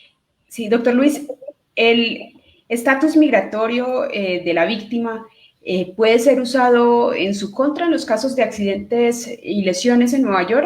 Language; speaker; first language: Spanish; native; Spanish